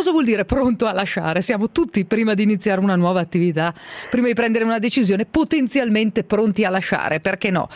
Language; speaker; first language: Italian; native; Italian